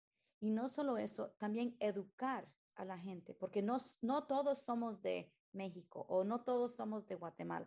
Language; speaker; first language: Spanish; early bilingual, heritage; Spanish